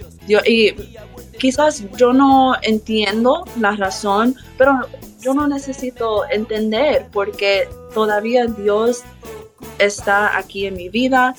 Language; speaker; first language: Spanish; early bilingual, heritage; English